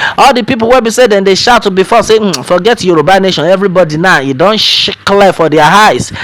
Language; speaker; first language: Nigerian Pidgin; non-native, local second language; Yoruba